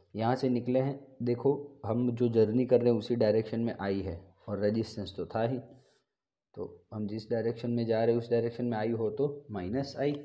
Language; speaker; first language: Hindi; non-native, local second language; Gujarati